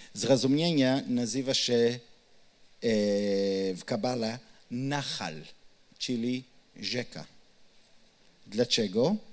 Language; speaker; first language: Polish; non-native, learner; Hebrew